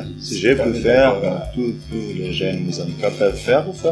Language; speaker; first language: French; non-native, fluent; Portuguese